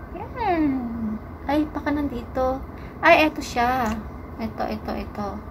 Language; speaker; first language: Filipino; non-native, local second language; Bikol